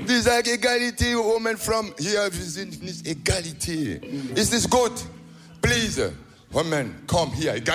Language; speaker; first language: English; non-native, learner; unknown